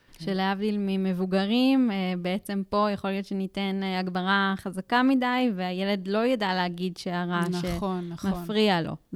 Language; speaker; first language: Hebrew; native; Hebrew